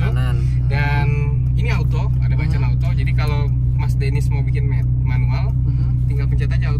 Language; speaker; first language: Indonesian; native; Indonesian